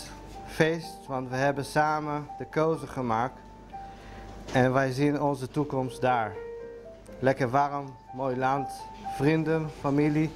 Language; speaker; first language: Dutch; non-native, fluent; Hebrew